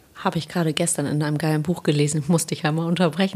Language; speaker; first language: German; native; German